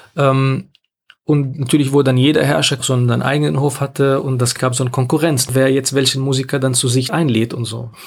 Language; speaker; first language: German; non-native, fluent; Arabic